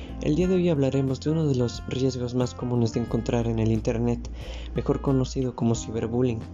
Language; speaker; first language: Spanish; native; Spanish